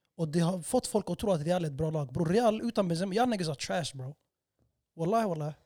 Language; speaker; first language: Swedish; early bilingual, other home language; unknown